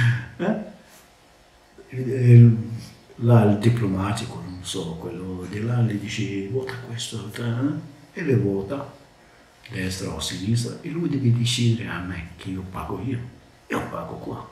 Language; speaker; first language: Italian; non-native, learner; Arabic